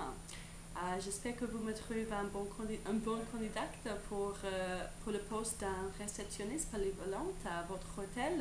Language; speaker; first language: French; non-native, learner; English